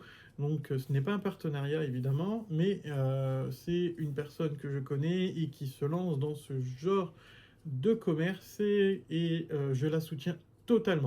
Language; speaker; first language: French; native; French